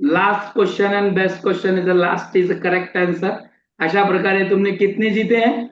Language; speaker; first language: Hindi; non-native, local second language; Marathi